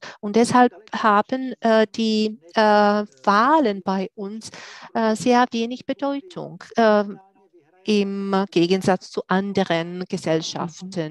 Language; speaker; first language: German; non-native, fluent; Czech